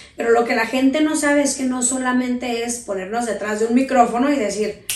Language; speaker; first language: Spanish; native; Spanish